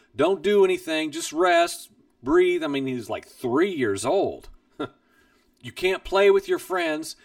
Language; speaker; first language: English; native; English